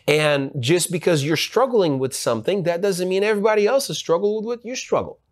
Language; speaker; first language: English; non-native, fluent; Ukrainian